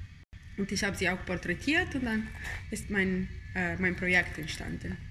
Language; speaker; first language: German; non-native, fluent; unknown